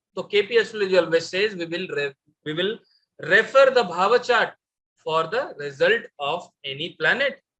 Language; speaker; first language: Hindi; non-native, local second language; Bangla